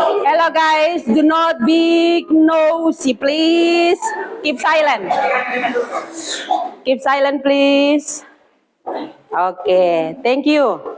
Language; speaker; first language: English; non-native, fluent; Indonesian